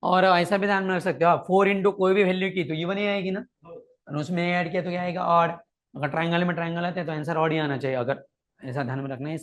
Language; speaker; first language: Hindi; non-native, local second language; Marathi